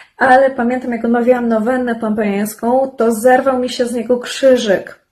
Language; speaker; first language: Polish; native; Polish